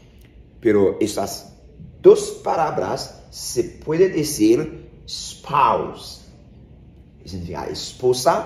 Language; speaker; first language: Spanish; non-native, fluent; Haitian Creole